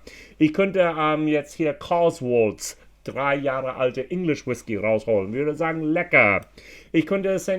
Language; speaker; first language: German; non-native, fluent; English